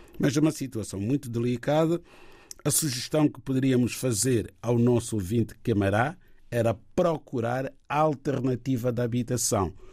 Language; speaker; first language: Portuguese; native; Portuguese